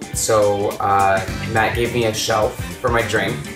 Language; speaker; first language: English; native; English